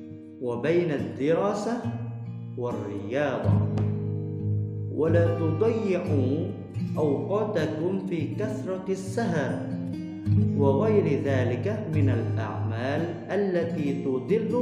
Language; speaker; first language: Arabic; non-native, fluent; Indonesian